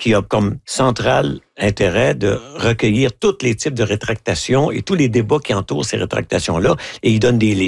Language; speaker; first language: French; native; French